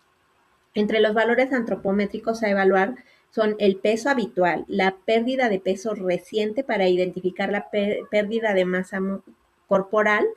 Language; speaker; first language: Spanish; native; Spanish